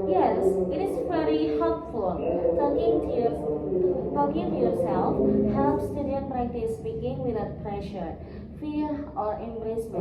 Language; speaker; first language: English; non-native, learner; Indonesian